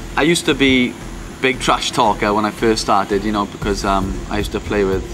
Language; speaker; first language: English; native; English